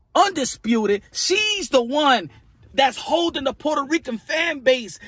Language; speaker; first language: English; early bilingual, other home language; Spanish